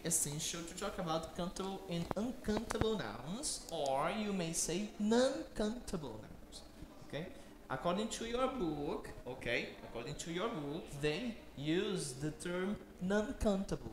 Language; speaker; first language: English; non-native, fluent; Portuguese